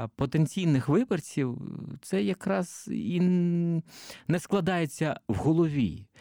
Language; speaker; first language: Ukrainian; native; Ukrainian